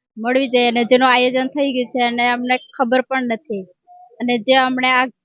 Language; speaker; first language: Gujarati; non-native, local second language; Rathawi